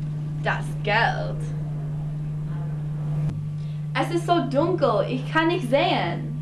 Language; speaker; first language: German; non-native, learner; English